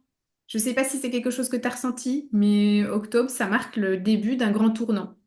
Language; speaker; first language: French; native; French